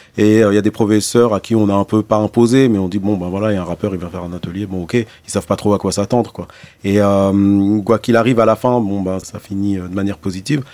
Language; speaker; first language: French; non-native, local second language; Arabic